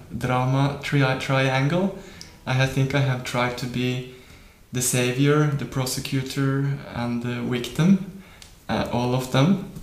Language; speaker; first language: English; non-native, fluent; Norwegian